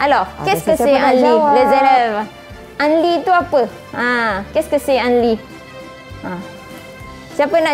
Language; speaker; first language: French; non-native, learner; Malay